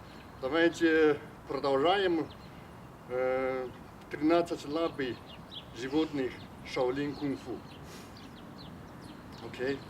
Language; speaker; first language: Russian; non-native, learner; Chinese